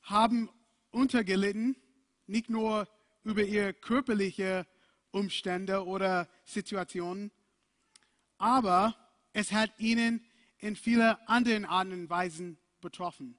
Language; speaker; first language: German; non-native, fluent; English